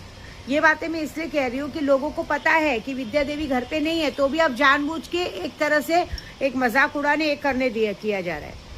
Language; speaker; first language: Hindi; native; Hindi